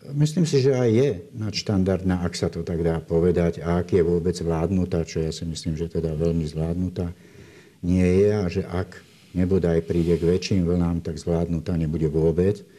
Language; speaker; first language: Slovak; native; Slovak